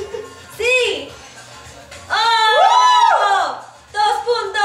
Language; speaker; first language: Spanish; non-native, learner; English